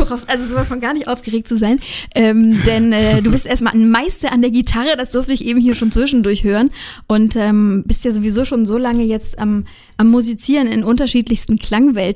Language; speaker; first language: German; native; German